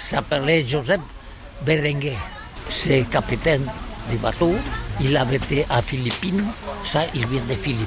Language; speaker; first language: French; non-native, learner; Catalan